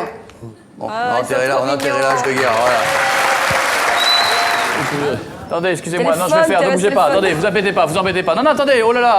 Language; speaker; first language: French; native; French